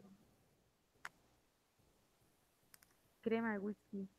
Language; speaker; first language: English; non-native, learner; Spanish